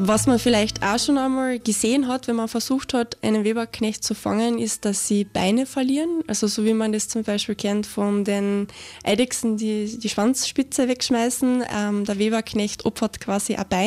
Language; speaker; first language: German; native; German